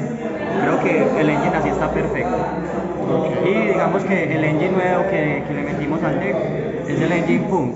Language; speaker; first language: Spanish; native; Spanish